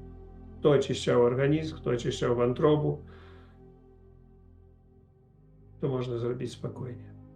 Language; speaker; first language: Polish; non-native, learner; Russian